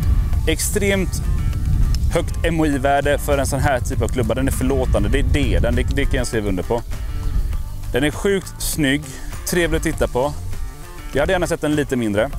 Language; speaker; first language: Swedish; native; Swedish